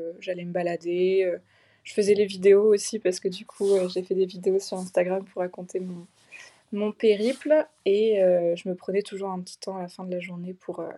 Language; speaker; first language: French; native; French